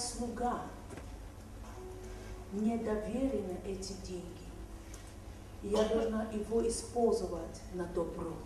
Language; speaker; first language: Russian; non-native, fluent; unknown